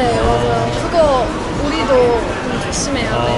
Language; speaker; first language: Korean; non-native, fluent; Turkish